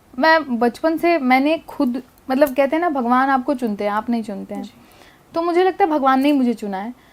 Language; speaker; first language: Hindi; native; Hindi